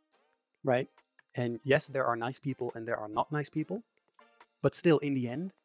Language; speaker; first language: English; non-native, fluent; Dutch